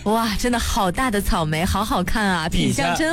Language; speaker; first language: Chinese; native; Chinese